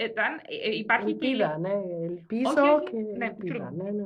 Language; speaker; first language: Greek; non-native, learner; German